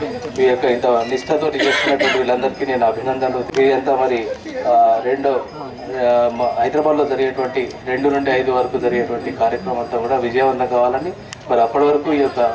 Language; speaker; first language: Telugu; native; Telugu